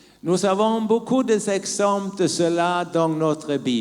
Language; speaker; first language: French; non-native, learner; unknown